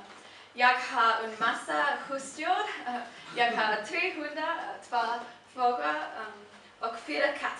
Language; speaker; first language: Swedish; non-native, learner; English